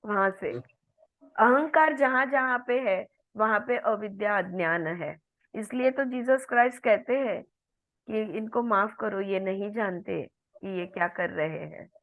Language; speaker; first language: Hindi; non-native, local second language; Marathi